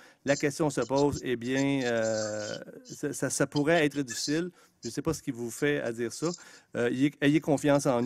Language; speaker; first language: French; native; French